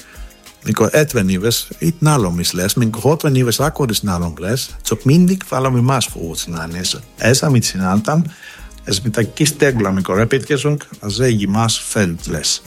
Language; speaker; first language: Hungarian; non-native, fluent; Greek